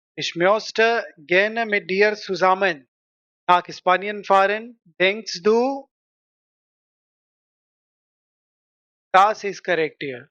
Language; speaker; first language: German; non-native, fluent; Hindi